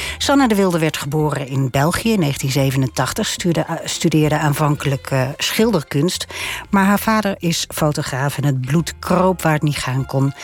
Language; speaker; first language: Dutch; native; Dutch